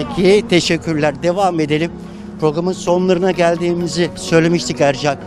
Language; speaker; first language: Turkish; native; Turkish